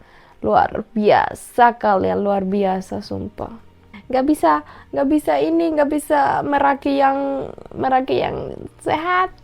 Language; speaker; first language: Indonesian; non-native, fluent; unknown